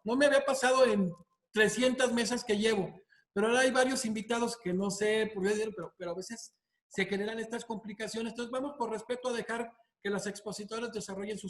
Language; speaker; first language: Spanish; native; Spanish